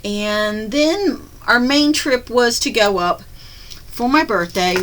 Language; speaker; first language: English; native; English